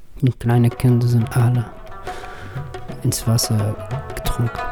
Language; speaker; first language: German; non-native, learner; Persian